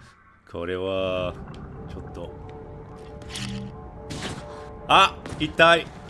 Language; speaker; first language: Japanese; non-native, fluent; English